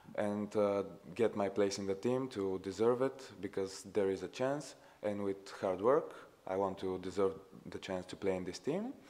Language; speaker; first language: English; non-native, fluent; Bulgarian